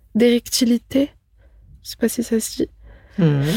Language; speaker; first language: French; non-native, local second language; Arabic